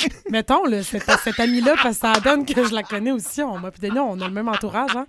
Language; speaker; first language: French; native; French